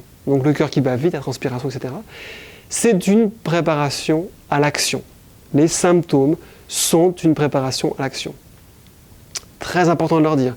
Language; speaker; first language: French; native; French